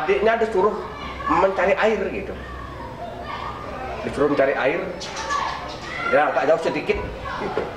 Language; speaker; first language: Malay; non-native, local second language; Balinese